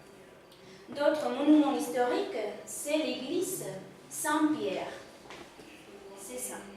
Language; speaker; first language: French; non-native, learner; Spanish